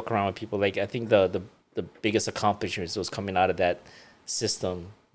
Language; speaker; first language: English; early bilingual, other home language; Iloko